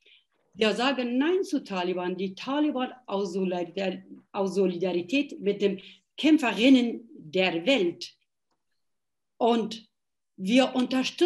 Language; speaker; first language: German; non-native, fluent; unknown